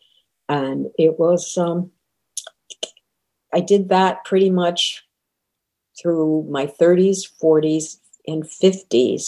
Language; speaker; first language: English; native; English